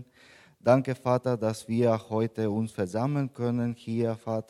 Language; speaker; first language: German; non-native, fluent; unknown